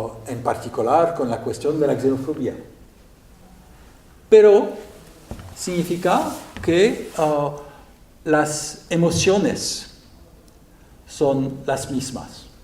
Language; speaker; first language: Spanish; non-native, learner; French